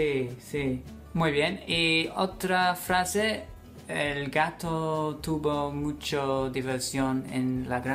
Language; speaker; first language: Spanish; non-native, fluent; English